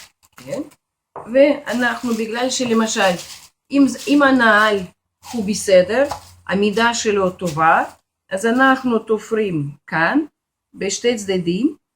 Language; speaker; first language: Hebrew; non-native, fluent; Russian